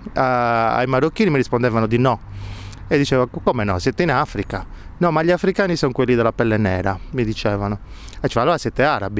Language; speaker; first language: Italian; native; Italian